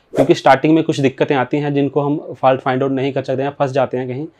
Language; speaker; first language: Hindi; native; Hindi